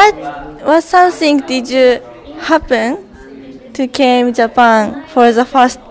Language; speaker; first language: English; non-native, learner; Japanese